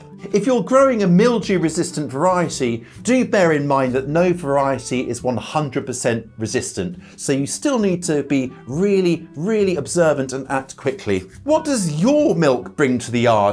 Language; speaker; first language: English; native; English